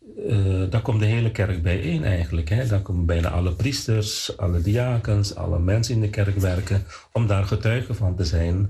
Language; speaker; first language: Dutch; non-native, fluent; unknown